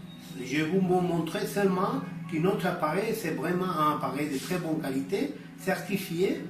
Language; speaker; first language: French; non-native, learner; Spanish